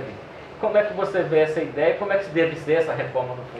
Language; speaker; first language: Portuguese; native; Portuguese